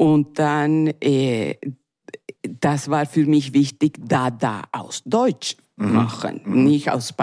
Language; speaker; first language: German; non-native, learner; Spanish